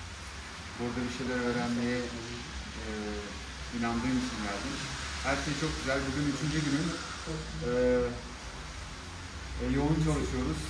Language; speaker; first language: Turkish; early bilingual, heritage; Turkish